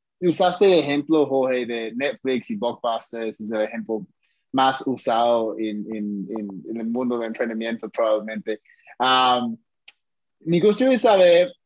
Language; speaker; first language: Spanish; non-native, fluent; English